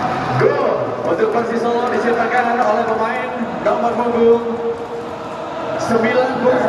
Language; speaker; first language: Indonesian; native; Indonesian